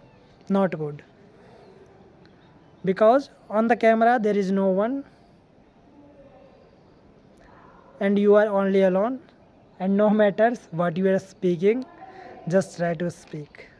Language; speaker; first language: English; non-native, learner; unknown